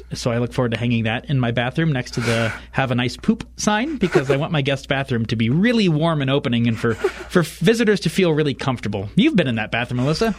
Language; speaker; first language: English; native; English